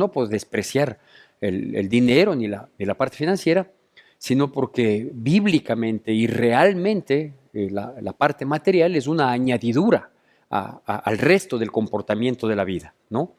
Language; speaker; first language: Spanish; native; Spanish